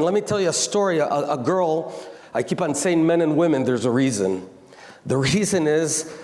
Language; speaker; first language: English; non-native, local second language; Hebrew